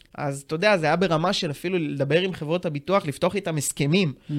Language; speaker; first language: Hebrew; native; Hebrew